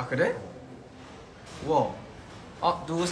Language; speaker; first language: Korean; early bilingual, heritage; Korean